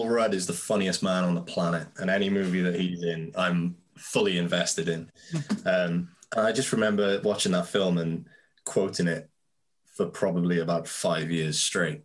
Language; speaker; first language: English; native; English